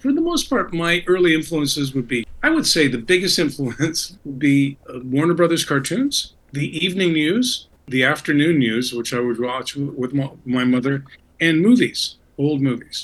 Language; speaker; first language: English; native; English